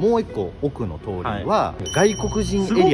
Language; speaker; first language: Japanese; native; Japanese